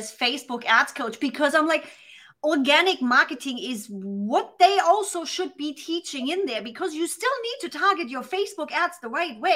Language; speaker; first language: English; non-native, fluent; German